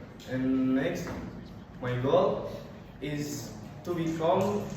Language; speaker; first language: English; non-native, learner; Indonesian